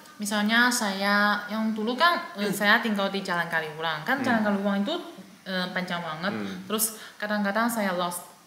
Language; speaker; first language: Indonesian; non-native, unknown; Chinese